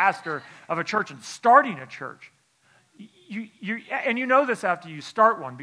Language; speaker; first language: English; native; English